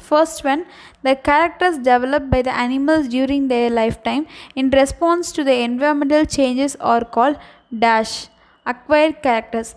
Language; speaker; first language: English; non-native, local second language; Tamil